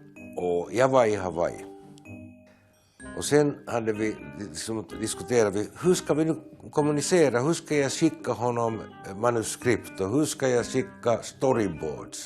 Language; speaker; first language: Swedish; non-native, local second language; Finnish